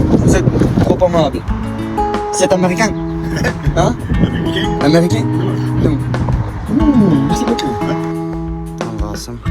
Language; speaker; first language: French; non-native, learner; Kazakh